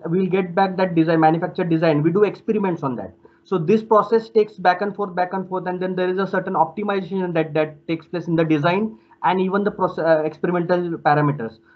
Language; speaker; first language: English; non-native, local second language; Marathi